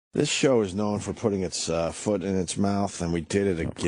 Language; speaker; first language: English; native; English